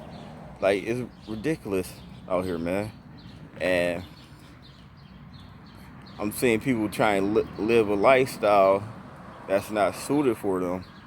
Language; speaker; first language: English; native; English